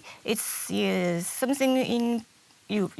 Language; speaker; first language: English; non-native, learner; Japanese